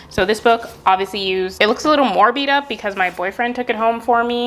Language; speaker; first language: English; native; English